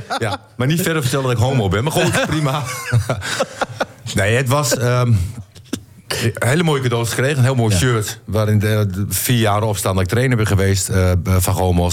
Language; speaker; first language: Dutch; native; Dutch